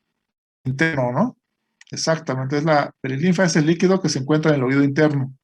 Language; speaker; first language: Spanish; native; Spanish